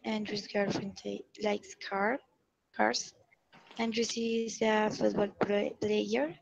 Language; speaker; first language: English; non-native, learner; Spanish